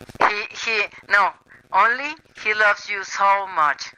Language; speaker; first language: English; non-native, learner; Spanish